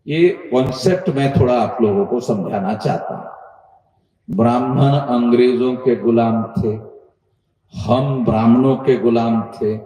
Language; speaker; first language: Hindi; non-native, local second language; Marathi